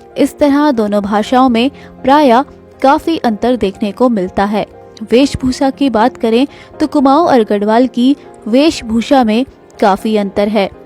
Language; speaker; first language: Hindi; native; Hindi